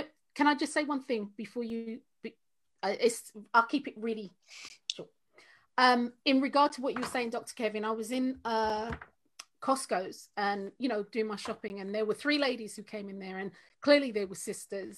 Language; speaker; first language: English; native; English